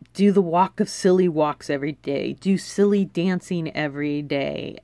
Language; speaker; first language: English; native; English